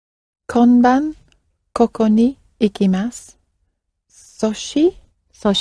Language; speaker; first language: Japanese; non-native, learner; English